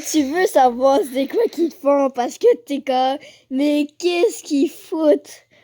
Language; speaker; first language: French; native; French